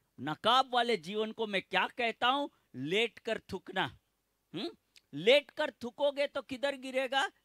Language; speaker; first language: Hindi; non-native, local second language; Gujarati